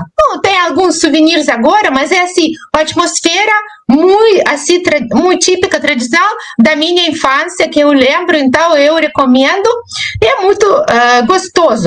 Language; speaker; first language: Portuguese; non-native, fluent; Russian